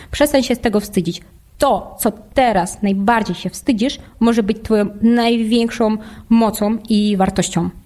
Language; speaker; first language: Polish; non-native, fluent; Russian